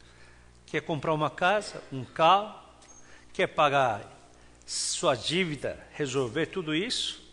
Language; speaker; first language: Portuguese; non-native, fluent; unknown